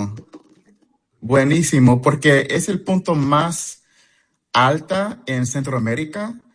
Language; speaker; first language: Spanish; non-native, learner; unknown